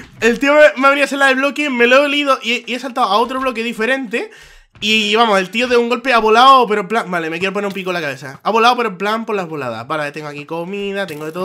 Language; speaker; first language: Spanish; native; Spanish